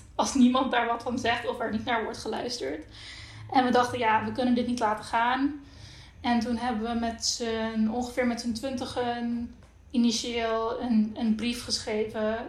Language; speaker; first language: Dutch; non-native, local second language; Papiamento